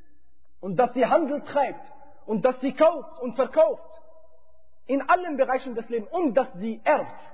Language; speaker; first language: German; non-native, fluent; Arabic